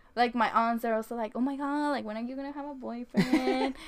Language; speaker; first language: English; non-native, fluent; Spanish